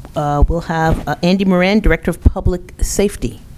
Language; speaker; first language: English; native; English